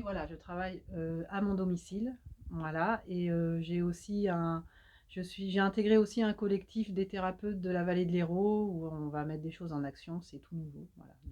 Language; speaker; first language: French; native; French